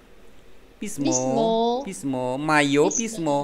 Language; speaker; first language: Russian; non-native, fluent; Vietnamese